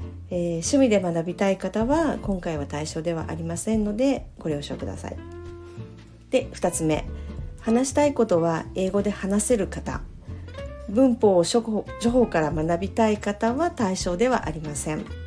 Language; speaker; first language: Japanese; native; Japanese